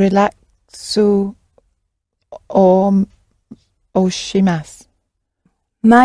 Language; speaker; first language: Japanese; non-native, learner; English